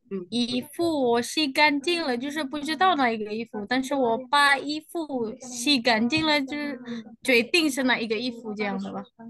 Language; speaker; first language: Chinese; non-native, learner; Indonesian